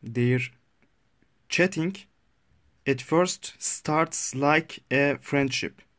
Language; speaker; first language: English; non-native, learner; Turkish